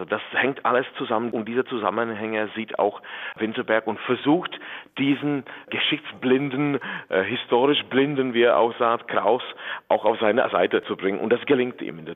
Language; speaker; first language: German; non-native, fluent; Czech